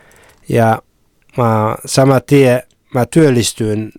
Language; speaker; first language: Finnish; non-native, fluent; Somali